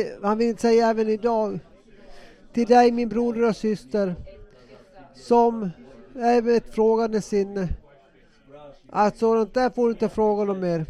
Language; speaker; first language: Swedish; non-native, local second language; Finnish